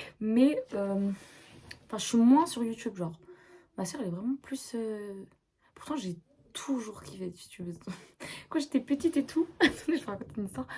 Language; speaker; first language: French; native; French